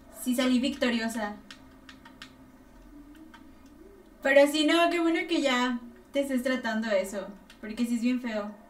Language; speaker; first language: Spanish; native; Spanish